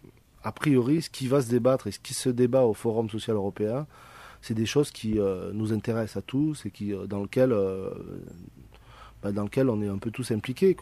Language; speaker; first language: French; native; French